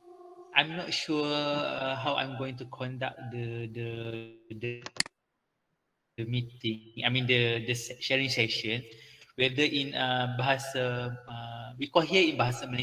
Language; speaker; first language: English; non-native, local second language; Malay